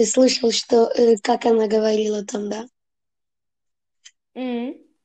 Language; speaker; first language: Russian; early bilingual, heritage; Russian